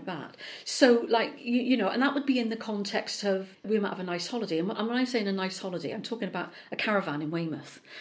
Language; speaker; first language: English; native; English